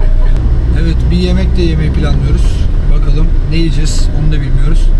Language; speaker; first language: Turkish; native; Turkish